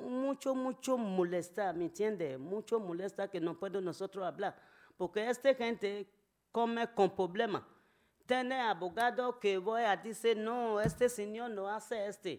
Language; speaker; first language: Spanish; non-native, learner; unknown